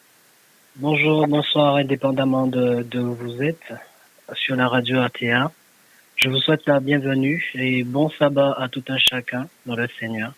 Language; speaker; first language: French; native; French